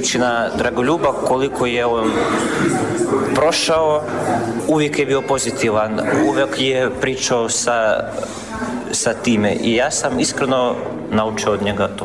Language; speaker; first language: Serbian; non-native, fluent; Russian